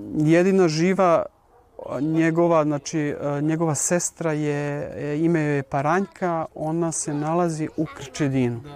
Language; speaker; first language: Bosnian; non-native, local second language; Ukrainian